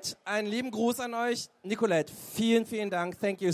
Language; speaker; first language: German; native; German